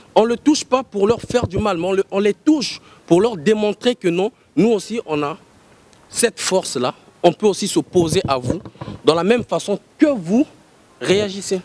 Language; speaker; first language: French; non-native, local second language; Lingala